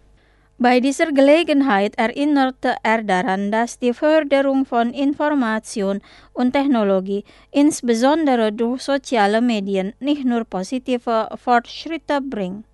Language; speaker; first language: German; non-native, fluent; Indonesian